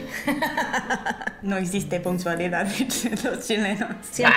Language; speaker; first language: Spanish; non-native, fluent; English